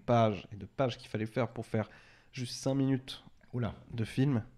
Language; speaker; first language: French; native; French